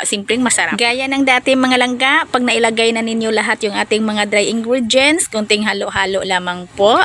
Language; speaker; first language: Filipino; non-native, local second language; Cebuano